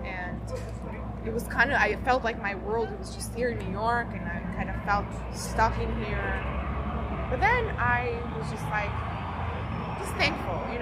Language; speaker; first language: English; non-native, fluent; Albanian